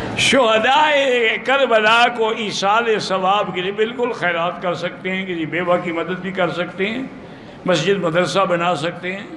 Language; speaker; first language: Urdu; native; Urdu